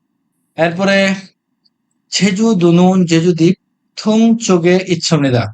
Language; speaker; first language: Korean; non-native, fluent; Bangla